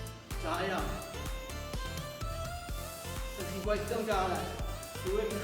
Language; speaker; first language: Welsh; non-native, local second language; English